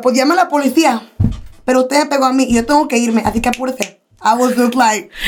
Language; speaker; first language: Spanish; early bilingual, heritage; Spanish